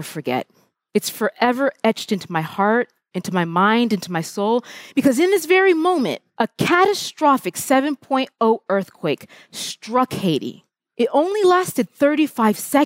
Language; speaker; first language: English; early bilingual, other home language; Haitian Creole